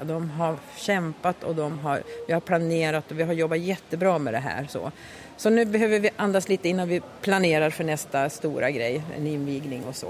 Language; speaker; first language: Swedish; native; Swedish